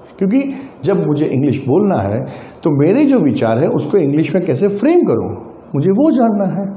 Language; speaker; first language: Hindi; non-native, local second language; Gujarati